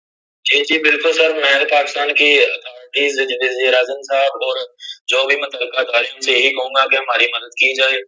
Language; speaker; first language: Urdu; native; Urdu